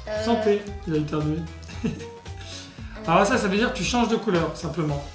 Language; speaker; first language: French; native; French